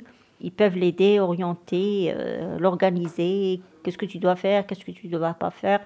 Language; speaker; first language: French; non-native, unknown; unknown